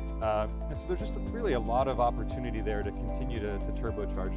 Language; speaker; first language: English; native; English